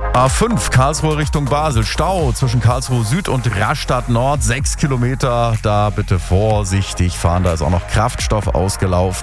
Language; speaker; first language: German; native; German